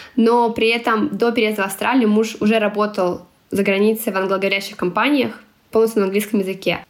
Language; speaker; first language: Russian; non-native, local second language; Tatar